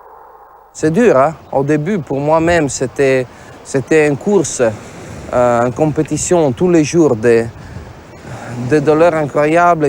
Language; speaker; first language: French; non-native, fluent; Italian